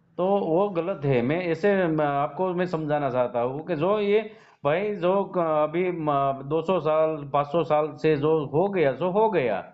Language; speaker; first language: Hindi; non-native, local second language; Gujarati